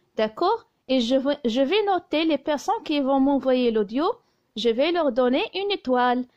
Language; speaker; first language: French; non-native, local second language; Arabic